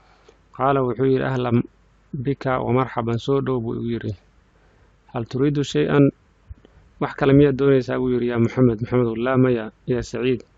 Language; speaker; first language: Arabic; non-native, fluent; Somali